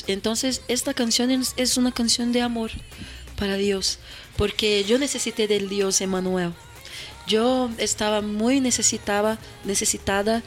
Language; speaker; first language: Spanish; non-native, fluent; Portuguese